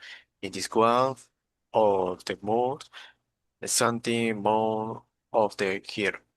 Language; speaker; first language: English; non-native, learner; Spanish